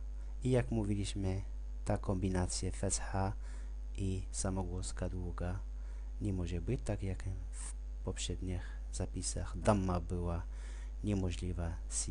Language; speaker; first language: Polish; non-native, fluent; Arabic